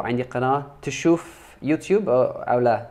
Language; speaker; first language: Arabic; non-native, learner; English